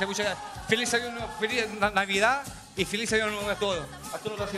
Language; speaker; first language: Portuguese; non-native, learner; Spanish